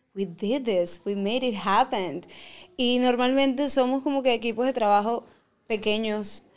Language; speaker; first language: Spanish; native; Spanish